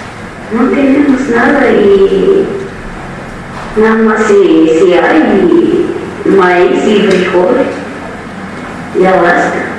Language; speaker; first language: Spanish; non-native, local second language; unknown